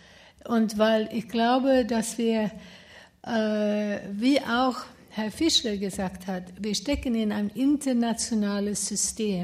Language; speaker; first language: German; non-native, fluent; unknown